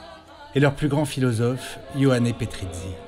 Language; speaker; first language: French; native; French